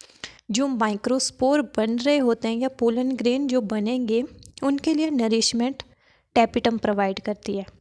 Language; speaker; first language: Hindi; native; Hindi